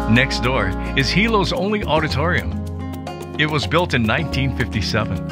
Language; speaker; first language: English; native; English